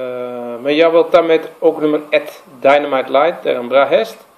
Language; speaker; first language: Swedish; non-native, fluent; Dutch